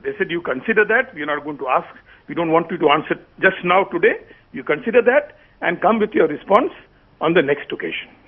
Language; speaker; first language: English; non-native, local second language; Bangla